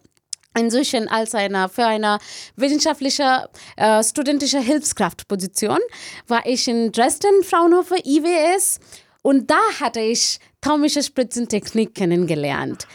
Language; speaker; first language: German; non-native, learner; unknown